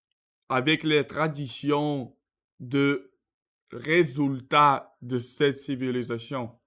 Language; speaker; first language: French; non-native, learner; Russian